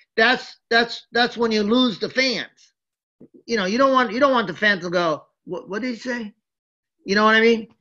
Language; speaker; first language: English; early bilingual, other home language; Japanese